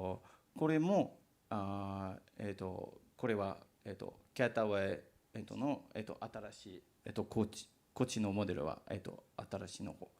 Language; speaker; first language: Japanese; non-native, learner; English